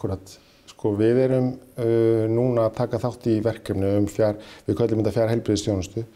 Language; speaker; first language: Icelandic; native; Icelandic